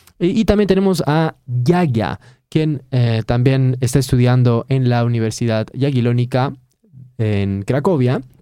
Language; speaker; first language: Spanish; native; Spanish